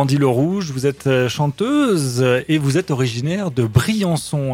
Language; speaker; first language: French; native; French